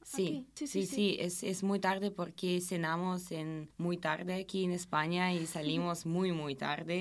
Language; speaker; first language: Spanish; non-native, learner; Russian